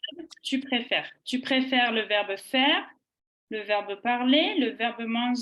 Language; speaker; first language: French; native; French